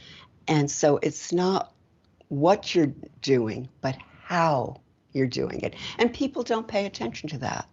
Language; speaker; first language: English; native; English